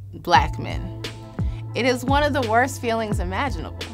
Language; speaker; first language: English; native; English